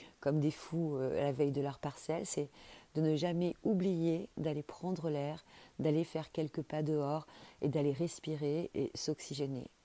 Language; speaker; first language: French; native; French